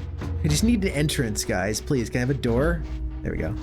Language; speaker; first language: English; native; English